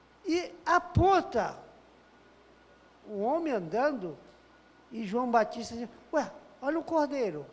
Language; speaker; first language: Portuguese; native; Portuguese